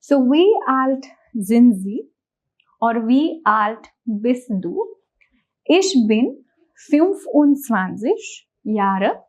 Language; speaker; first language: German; non-native, fluent; English